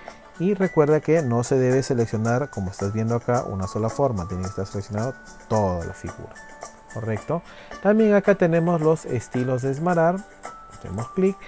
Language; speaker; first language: Spanish; native; Spanish